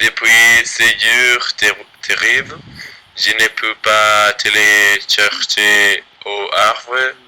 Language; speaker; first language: French; non-native, learner; Spanish